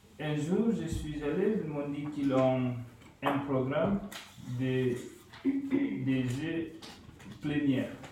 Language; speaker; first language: French; non-native, local second language; Fula